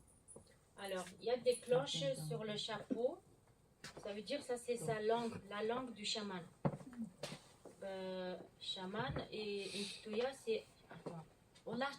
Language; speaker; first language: French; non-native, learner; Mongolian